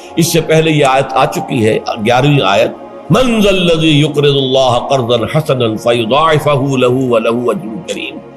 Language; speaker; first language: Urdu; native; Urdu